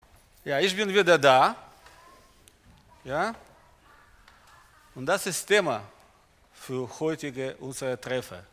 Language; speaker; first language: German; non-native, learner; Russian